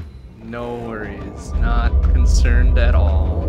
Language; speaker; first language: English; native; English